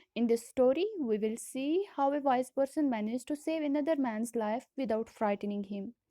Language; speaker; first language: English; non-native, local second language; Hindi